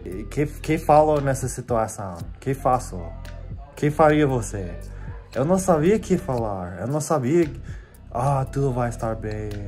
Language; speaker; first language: Portuguese; non-native, fluent; English